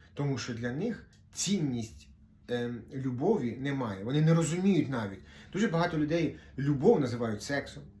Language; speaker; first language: Ukrainian; non-native, local second language; Russian